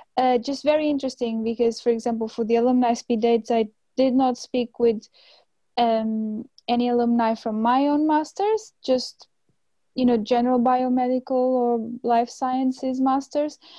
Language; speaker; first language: English; non-native, fluent; Portuguese